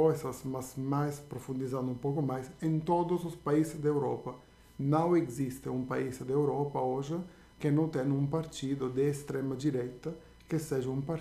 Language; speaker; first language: Portuguese; non-native, fluent; Italian